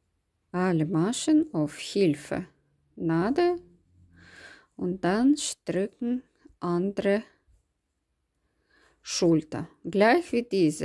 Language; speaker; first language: German; non-native, fluent; Russian